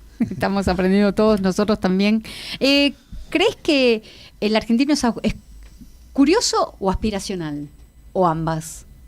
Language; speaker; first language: Spanish; native; Spanish